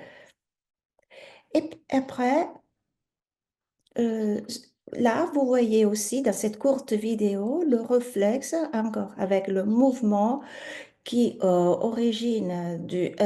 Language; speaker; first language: French; native; French